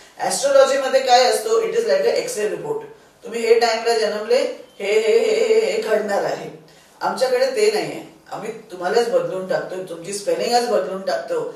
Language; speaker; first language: Marathi; non-native, local second language; Sindhi